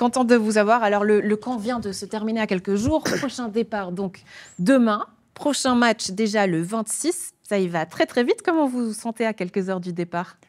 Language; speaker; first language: French; native; French